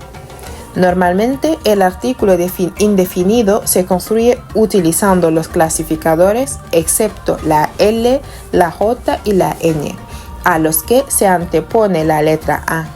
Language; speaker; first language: Spanish; non-native, fluent; Wolof